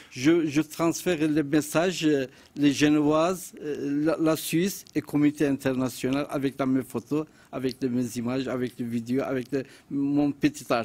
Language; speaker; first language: French; non-native, learner; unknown